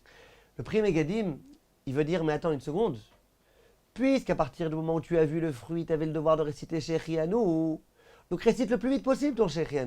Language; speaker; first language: French; native; French